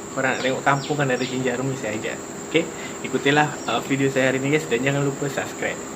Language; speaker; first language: Malay; native; Malay